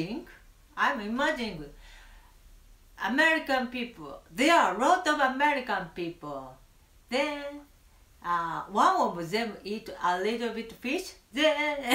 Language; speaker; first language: English; non-native, learner; Japanese